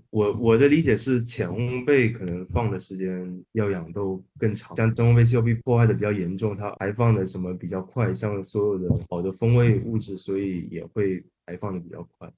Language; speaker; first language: Chinese; non-native, fluent; Japanese